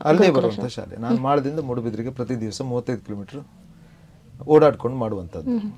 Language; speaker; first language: Kannada; non-native, local second language; Tulu